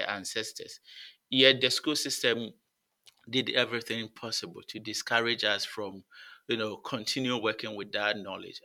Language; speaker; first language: English; non-native, local second language; Akan